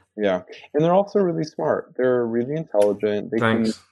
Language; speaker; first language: English; native; English